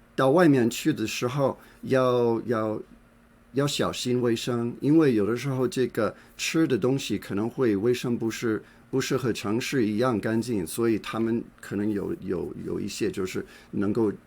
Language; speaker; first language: Chinese; non-native, fluent; English